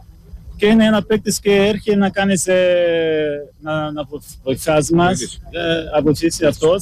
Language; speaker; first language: Greek; non-native, learner; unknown